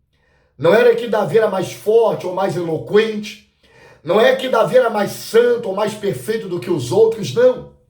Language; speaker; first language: Portuguese; native; Portuguese